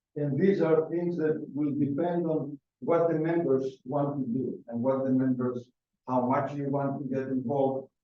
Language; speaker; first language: English; non-native, fluent; Greek